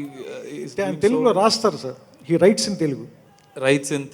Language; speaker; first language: Telugu; non-native, learner; Tamil